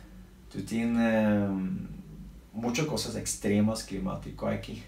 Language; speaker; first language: Spanish; non-native, learner; Norwegian